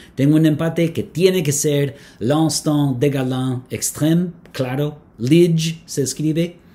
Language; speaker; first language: Spanish; non-native, fluent; English